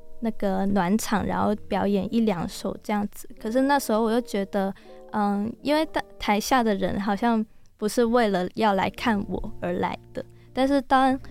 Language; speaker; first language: Chinese; non-native, local second language; Cantonese